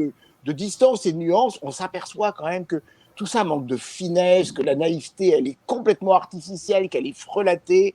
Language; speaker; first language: French; native; French